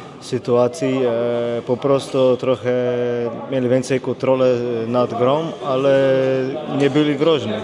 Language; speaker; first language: Polish; non-native, fluent; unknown